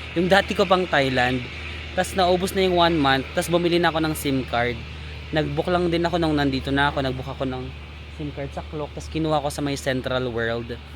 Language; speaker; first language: Filipino; non-native, local second language; Waray